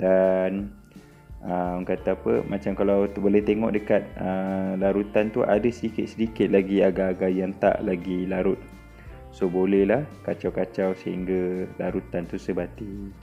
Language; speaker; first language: Malay; native; Malay